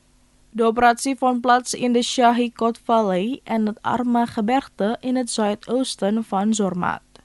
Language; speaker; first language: Dutch; non-native, fluent; Indonesian